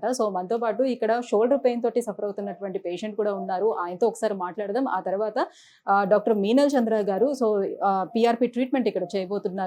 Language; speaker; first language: Telugu; native; Telugu